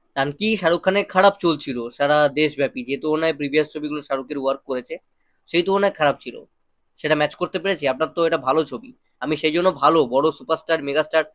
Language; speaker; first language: Bangla; native; Bangla